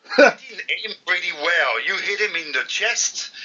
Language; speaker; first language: English; non-native, fluent; French